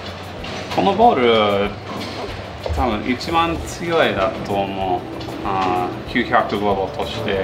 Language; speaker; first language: Japanese; non-native, fluent; English